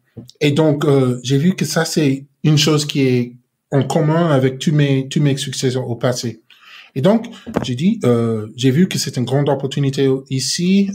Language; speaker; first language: French; non-native, learner; English